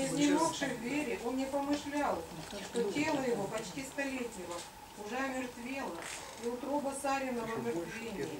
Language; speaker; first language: Russian; native; Russian